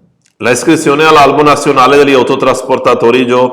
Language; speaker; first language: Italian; non-native, fluent; Urdu